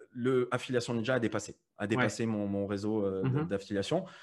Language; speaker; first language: French; native; French